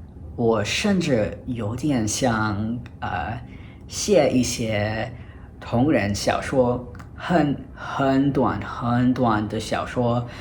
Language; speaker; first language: Chinese; non-native, fluent; English